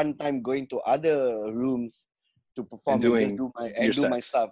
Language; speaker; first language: English; non-native, local second language; Tamil